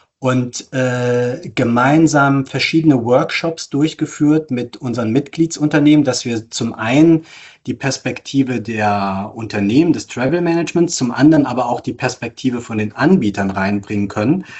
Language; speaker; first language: German; native; German